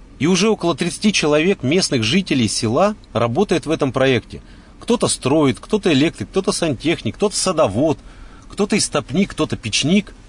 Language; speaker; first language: Russian; native; Russian